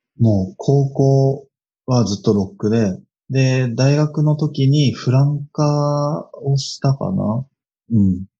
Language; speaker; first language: Japanese; native; Japanese